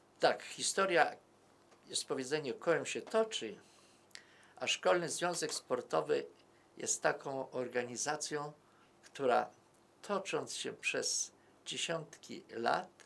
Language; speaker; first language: Polish; native; Polish